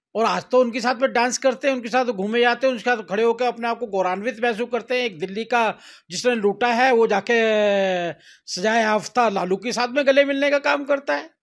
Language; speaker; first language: Hindi; native; Hindi